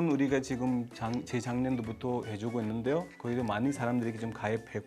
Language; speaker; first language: Korean; non-native, fluent; Urdu